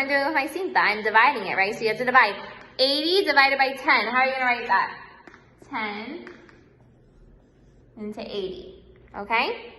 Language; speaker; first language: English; native; English